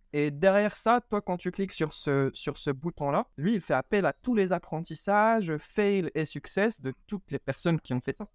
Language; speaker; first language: French; non-native, local second language; Arabic